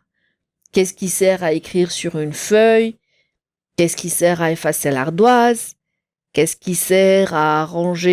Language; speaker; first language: French; non-native, local second language; Arabic